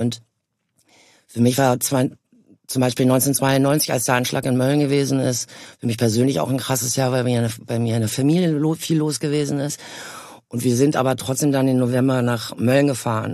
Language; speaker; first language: German; native; German